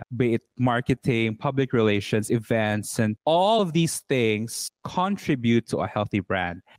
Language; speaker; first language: English; non-native, local second language; Cebuano